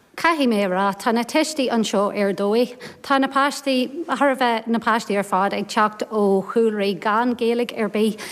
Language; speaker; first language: Irish; non-native, local second language; English